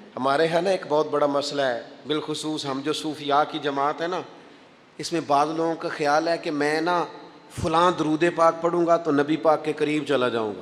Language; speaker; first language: Urdu; non-native, local second language; Punjabi